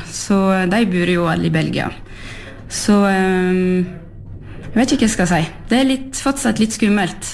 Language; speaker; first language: Norwegian; early bilingual, heritage; French